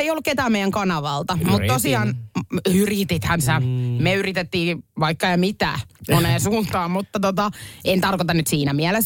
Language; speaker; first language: Finnish; native; Finnish